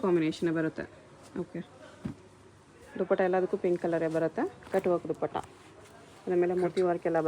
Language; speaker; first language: Kannada; native; Kannada